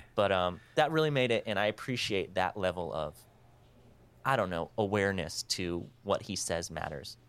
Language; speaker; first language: English; native; English